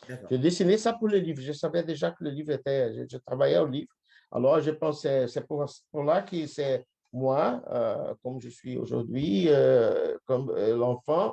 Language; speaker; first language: French; non-native, fluent; Portuguese